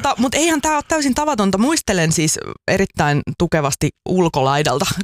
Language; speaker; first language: Finnish; native; Finnish